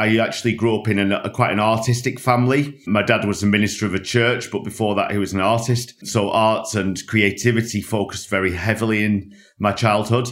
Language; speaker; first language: English; native; English